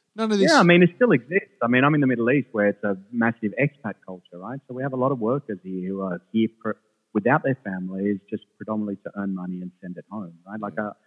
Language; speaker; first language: English; early bilingual, other home language; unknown